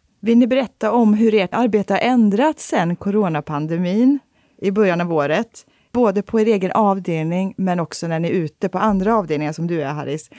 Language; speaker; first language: Swedish; native; Swedish